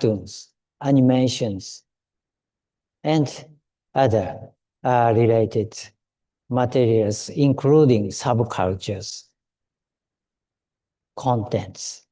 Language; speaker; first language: English; non-native, learner; Japanese